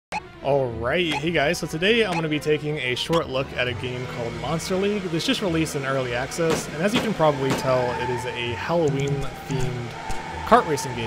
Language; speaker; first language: English; native; English